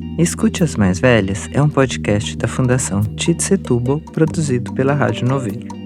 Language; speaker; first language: Portuguese; native; Portuguese